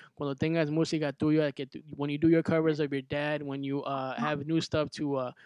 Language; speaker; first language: English; early bilingual, other home language; Spanish